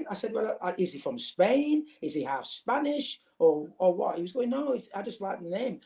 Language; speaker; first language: English; native; English